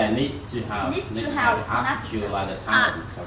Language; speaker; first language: English; non-native, fluent; Vietnamese